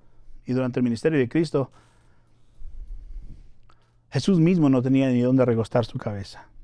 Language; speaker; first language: Spanish; native; Spanish